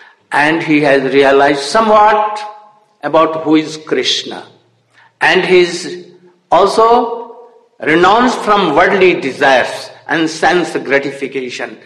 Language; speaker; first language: English; non-native, local second language; Hindi